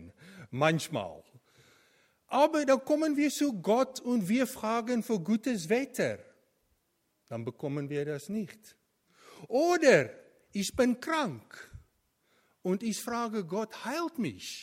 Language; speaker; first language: German; non-native, fluent; Afrikaans